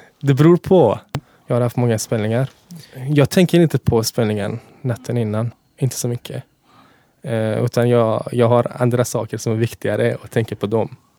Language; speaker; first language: Swedish; non-native, fluent; Persian